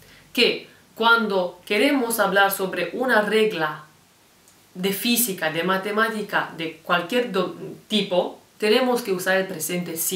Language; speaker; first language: Spanish; non-native, fluent; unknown